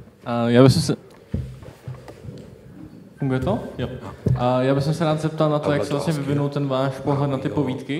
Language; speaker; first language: Czech; native; Czech